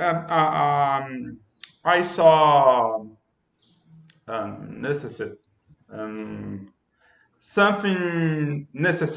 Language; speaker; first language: English; non-native, learner; Portuguese